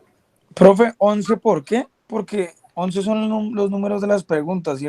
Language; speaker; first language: Spanish; native; Spanish